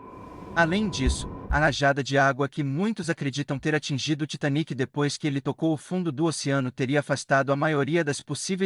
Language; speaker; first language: Portuguese; native; Portuguese